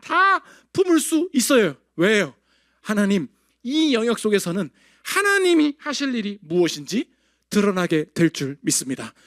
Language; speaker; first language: Korean; native; Korean